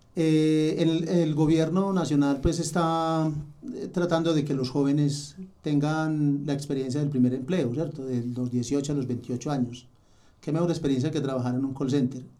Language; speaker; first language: Spanish; native; Spanish